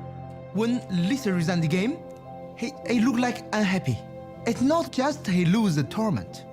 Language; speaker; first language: English; non-native, learner; Chinese